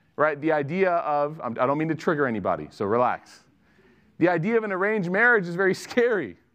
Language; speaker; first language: English; native; English